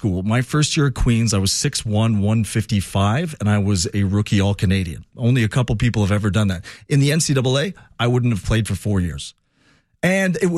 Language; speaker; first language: English; native; English